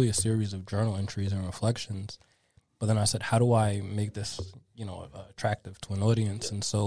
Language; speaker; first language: English; native; English